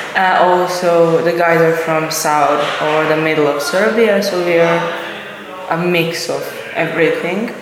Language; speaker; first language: English; non-native, fluent; Serbian